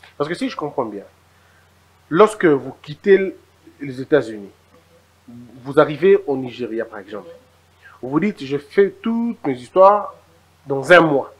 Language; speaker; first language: French; non-native, local second language; Lingala